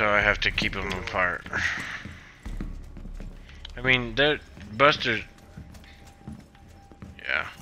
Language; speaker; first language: English; native; English